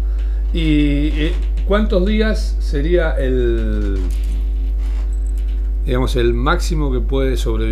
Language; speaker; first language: Spanish; native; Spanish